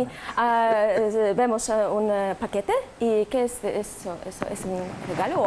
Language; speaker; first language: Spanish; non-native, learner; Russian